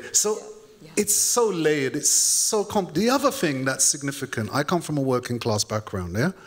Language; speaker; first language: English; native; English